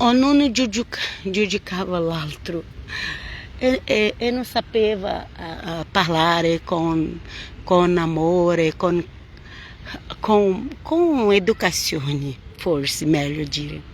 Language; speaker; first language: Italian; non-native, fluent; Portuguese